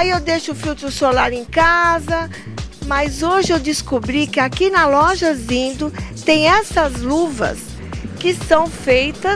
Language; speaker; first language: Portuguese; native; Portuguese